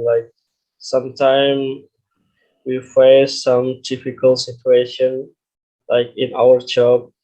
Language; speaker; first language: English; non-native, learner; Indonesian